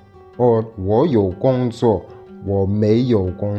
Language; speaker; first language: Chinese; non-native, fluent; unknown